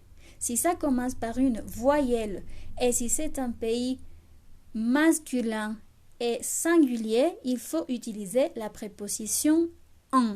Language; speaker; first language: French; non-native, fluent; Spanish